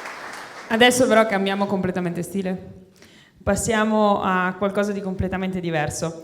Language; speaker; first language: Italian; native; Italian